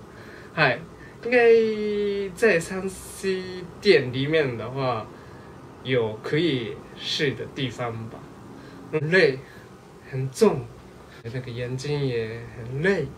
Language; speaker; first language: Chinese; non-native, fluent; Japanese